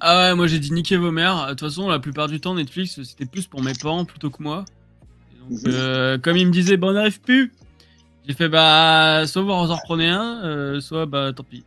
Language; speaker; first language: French; native; French